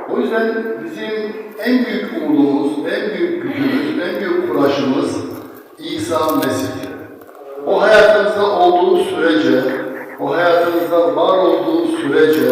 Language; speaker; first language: Turkish; non-native, fluent; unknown